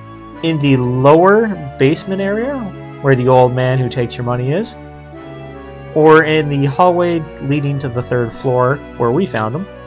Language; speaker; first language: English; native; English